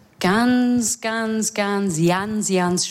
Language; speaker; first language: German; non-native, fluent; English